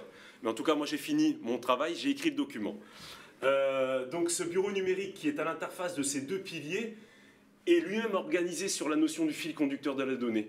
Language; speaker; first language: French; native; French